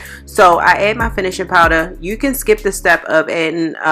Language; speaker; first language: English; native; English